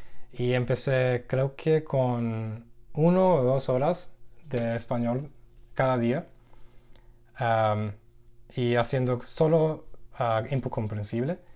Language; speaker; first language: Spanish; non-native, learner; English